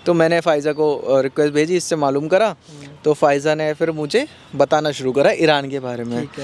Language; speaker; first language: Hindi; native; Hindi